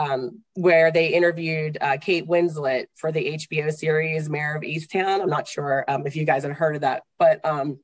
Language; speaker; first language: English; native; English